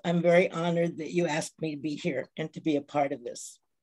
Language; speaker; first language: English; native; English